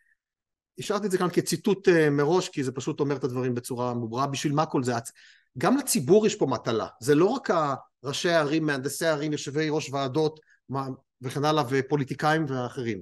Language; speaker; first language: Hebrew; native; Hebrew